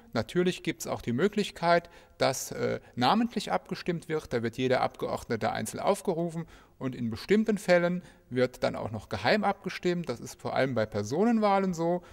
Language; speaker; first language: German; native; German